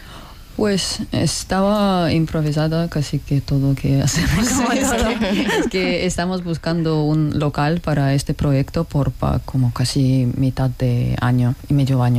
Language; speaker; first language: Spanish; non-native, learner; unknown